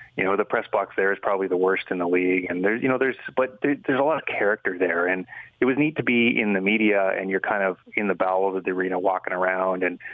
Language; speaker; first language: English; native; English